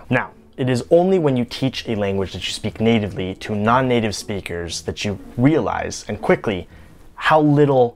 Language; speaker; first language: English; native; English